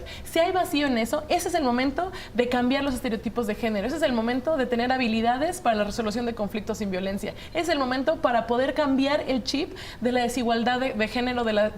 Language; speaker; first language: Spanish; native; Spanish